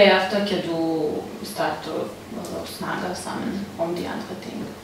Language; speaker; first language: Danish; non-native, learner; Serbian